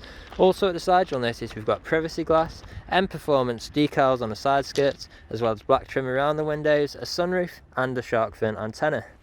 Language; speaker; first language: English; native; English